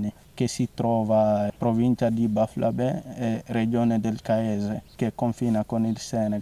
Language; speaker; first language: Italian; non-native, fluent; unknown